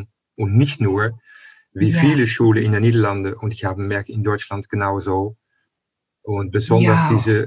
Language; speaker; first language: German; non-native, fluent; Dutch